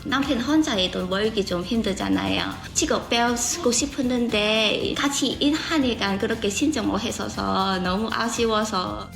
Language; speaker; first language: Korean; non-native, fluent; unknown